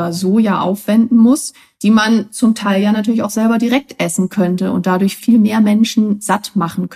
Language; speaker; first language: German; native; German